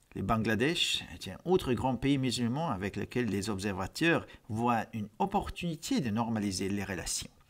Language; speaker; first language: French; non-native, fluent; Hungarian